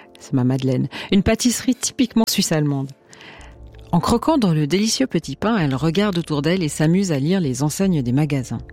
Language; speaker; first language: French; native; French